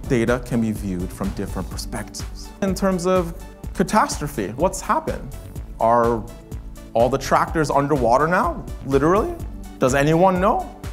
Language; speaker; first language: English; native; English